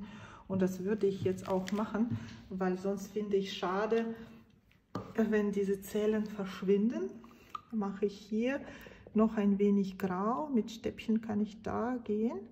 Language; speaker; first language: German; non-native, fluent; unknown